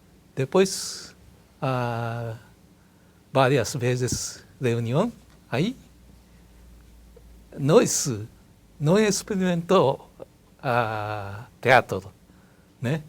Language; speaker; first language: Portuguese; non-native, learner; Japanese